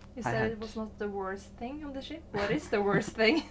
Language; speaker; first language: English; non-native, fluent; Norwegian